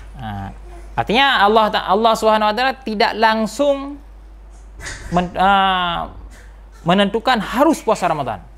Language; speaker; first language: Malay; non-native, local second language; Achinese